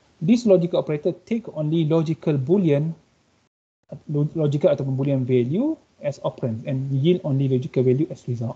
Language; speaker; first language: English; non-native, local second language; Malay